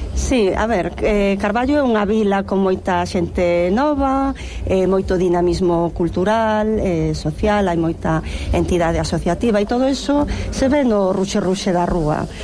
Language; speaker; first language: Galician; native; Galician